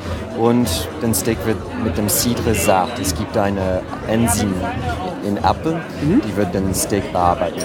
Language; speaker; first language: German; non-native, fluent; French